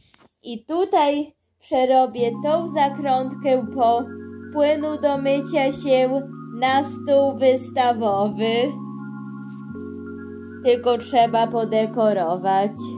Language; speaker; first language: Polish; early bilingual, heritage; Polish